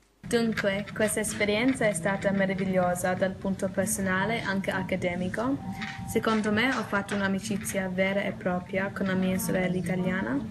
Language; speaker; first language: Italian; early bilingual, heritage; Italian